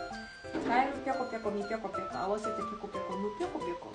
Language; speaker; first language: Lithuanian; non-native, learner; Japanese